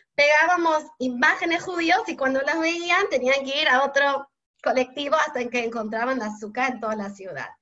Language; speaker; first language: Spanish; non-native, fluent; English